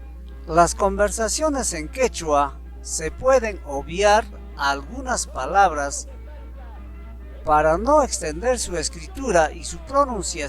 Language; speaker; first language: Spanish; non-native, local second language; Quechua